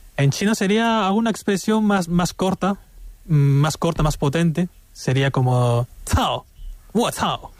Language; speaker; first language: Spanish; early bilingual, other home language; Chinese